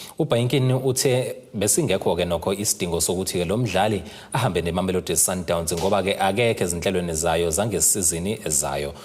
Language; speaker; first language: Zulu; native; Zulu